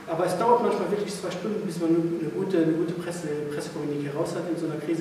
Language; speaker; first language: German; non-native, local second language; Luxembourgish